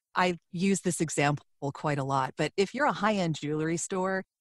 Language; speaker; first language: English; native; English